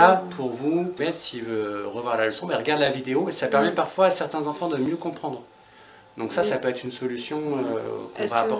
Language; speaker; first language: French; native; French